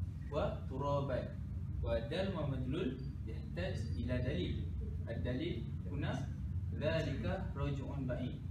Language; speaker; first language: Arabic; non-native, learner; Malay